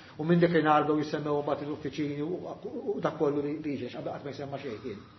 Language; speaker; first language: Maltese; native; Maltese